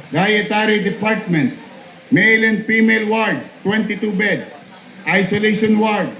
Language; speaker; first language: English; non-native, local second language; Filipino